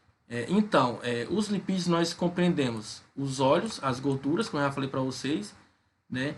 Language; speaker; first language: Portuguese; native; Portuguese